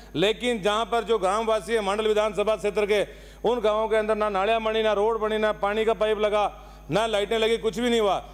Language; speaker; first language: Hindi; native; Hindi